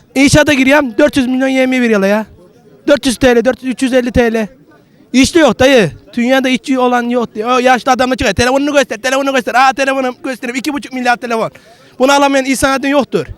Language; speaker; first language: Turkish; native; Turkish